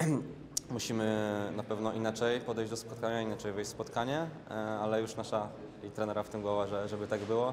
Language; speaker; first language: Polish; native; Polish